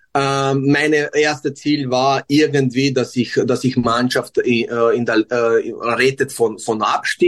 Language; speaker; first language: German; non-native, fluent; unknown